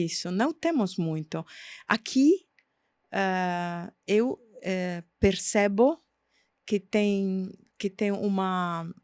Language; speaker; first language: Portuguese; non-native, fluent; Italian